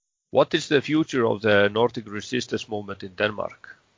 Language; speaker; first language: English; non-native, fluent; Icelandic